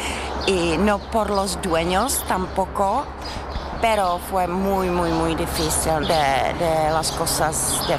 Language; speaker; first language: Spanish; non-native, learner; Czech